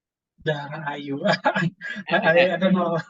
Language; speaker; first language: English; non-native, fluent; Indonesian